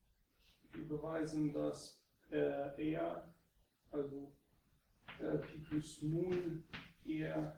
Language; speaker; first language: German; non-native, fluent; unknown